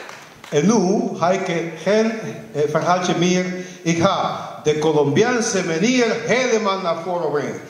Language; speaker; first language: Dutch; non-native, fluent; Spanish